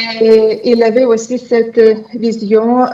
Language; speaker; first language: French; non-native, fluent; Lithuanian